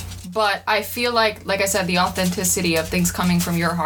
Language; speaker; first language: English; early bilingual, other home language; Albanian